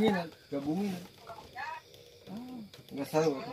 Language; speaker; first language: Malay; non-native, local second language; Sundanese